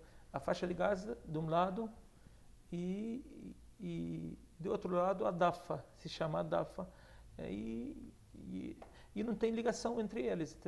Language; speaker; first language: Portuguese; non-native, fluent; Arabic